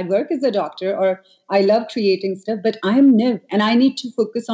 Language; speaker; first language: English; non-native, local second language; Hindi